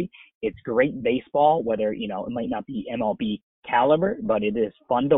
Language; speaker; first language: English; native; English